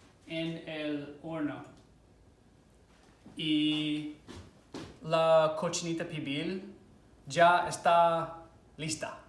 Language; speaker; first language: Spanish; non-native, fluent; English